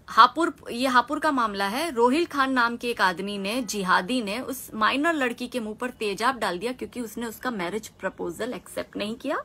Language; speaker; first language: Hindi; non-native, local second language; Gujarati